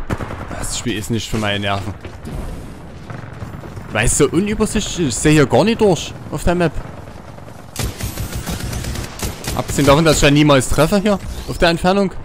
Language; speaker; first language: German; native; German